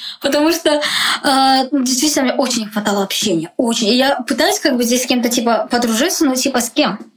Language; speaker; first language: Russian; non-native, local second language; Tajik